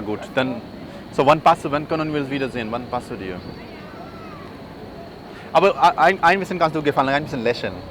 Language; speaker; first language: German; non-native, learner; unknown